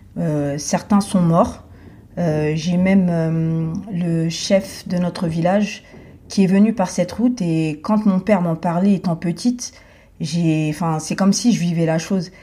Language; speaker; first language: French; native; French